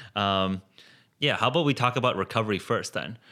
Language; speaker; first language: English; native; English